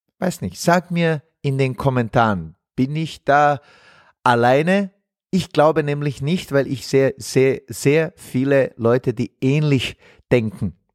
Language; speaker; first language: German; non-native, fluent; Bosnian